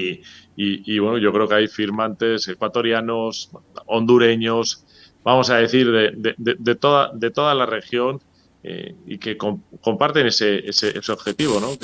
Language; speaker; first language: Spanish; native; Spanish